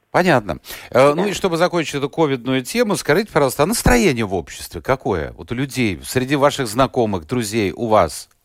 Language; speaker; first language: Russian; native; Russian